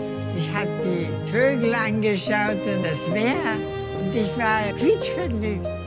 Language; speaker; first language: German; non-native, fluent; Turkish